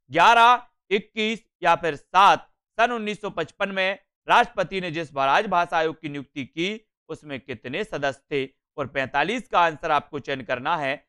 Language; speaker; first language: Hindi; native; Hindi